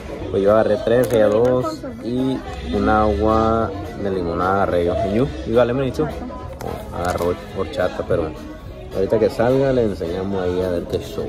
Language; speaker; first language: Spanish; early bilingual, heritage; Spanish